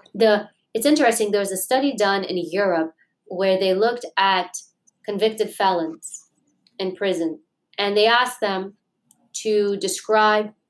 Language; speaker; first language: English; native; English